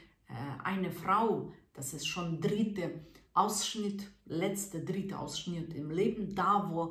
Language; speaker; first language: German; non-native, fluent; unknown